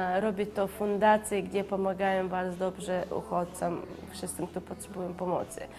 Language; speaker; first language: Polish; non-native, fluent; Chechen